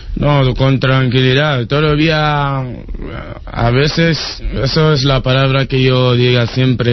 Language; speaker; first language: Spanish; non-native, learner; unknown